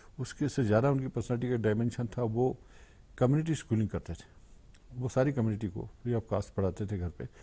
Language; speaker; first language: Urdu; non-native, local second language; Kashmiri